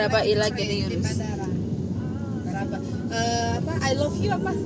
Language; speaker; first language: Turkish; non-native, learner; Indonesian